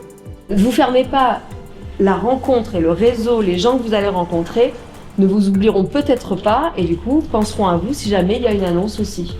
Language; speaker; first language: French; native; French